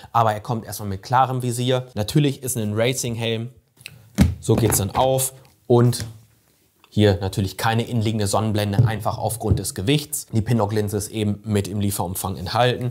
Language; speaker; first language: German; native; German